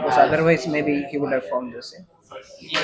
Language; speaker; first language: English; non-native, fluent; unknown